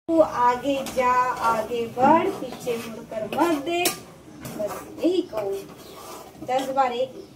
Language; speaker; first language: Hindi; non-native, local second language; Marathi